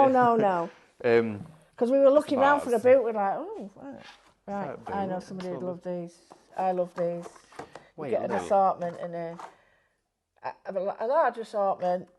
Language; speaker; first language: English; native; English